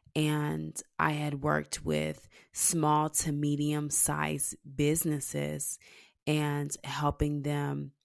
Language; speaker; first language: English; native; English